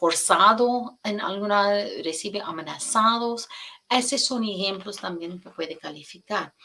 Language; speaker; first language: Spanish; non-native, fluent; English